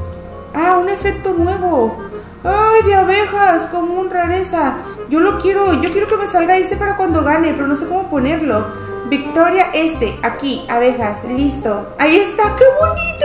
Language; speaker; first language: Spanish; native; Spanish